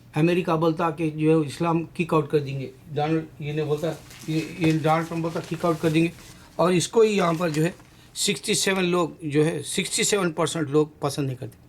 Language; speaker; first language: Urdu; native; Urdu